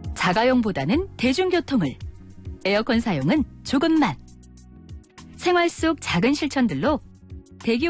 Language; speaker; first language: Korean; native; Korean